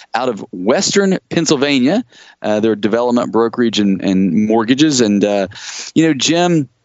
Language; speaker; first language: English; native; English